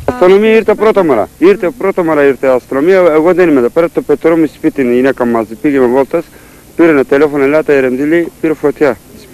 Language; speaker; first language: Greek; non-native, local second language; Turkish